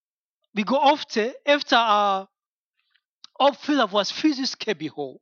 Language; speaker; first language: Danish; non-native, fluent; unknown